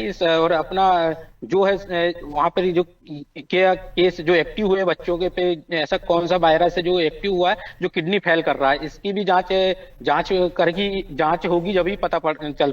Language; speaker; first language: Hindi; native; Hindi